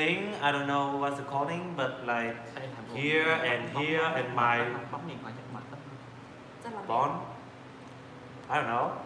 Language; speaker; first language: English; non-native, learner; Vietnamese